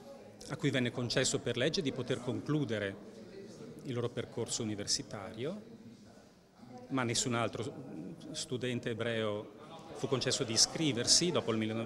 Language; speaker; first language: Italian; native; Italian